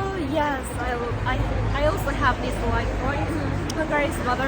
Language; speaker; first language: English; non-native, learner; Korean